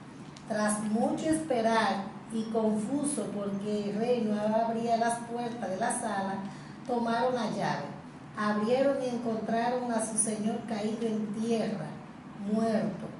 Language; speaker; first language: Spanish; native; Spanish